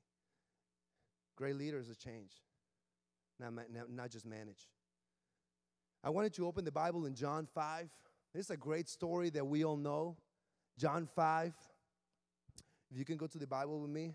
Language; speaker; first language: English; non-native, fluent; Spanish